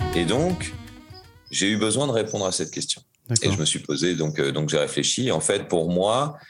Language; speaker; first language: French; native; French